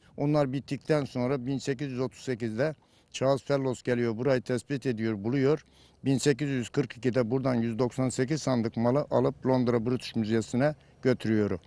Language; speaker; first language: Turkish; native; Turkish